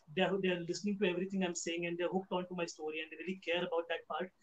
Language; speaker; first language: English; non-native, local second language; Hindi